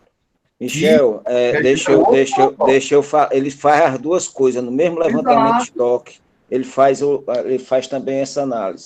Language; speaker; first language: Portuguese; native; Portuguese